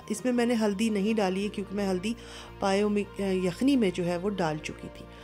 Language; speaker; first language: Urdu; native; Urdu